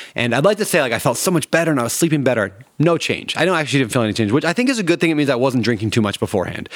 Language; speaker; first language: English; native; English